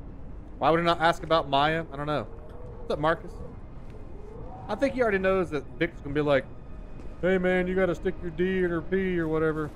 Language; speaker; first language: English; native; English